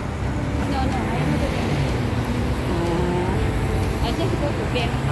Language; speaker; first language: English; non-native, local second language; Indonesian